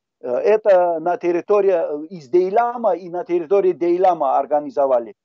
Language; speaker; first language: Russian; non-native, local second language; Talysh